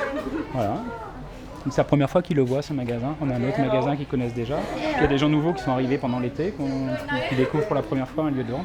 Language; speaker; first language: French; native; French